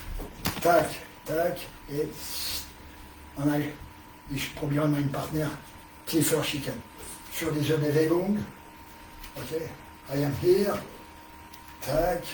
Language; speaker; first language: German; non-native, learner; French